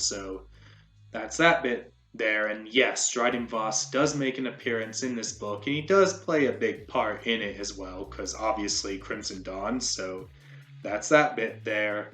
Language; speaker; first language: English; native; English